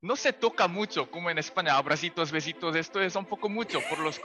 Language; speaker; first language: Spanish; non-native, fluent; Korean